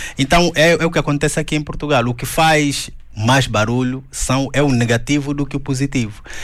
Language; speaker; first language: Portuguese; native; Portuguese